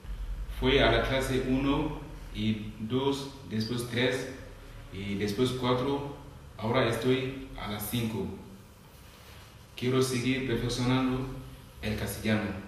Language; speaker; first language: Spanish; non-native, learner; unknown